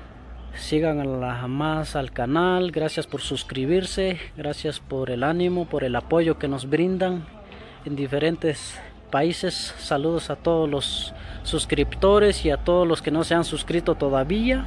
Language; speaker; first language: Spanish; native; Spanish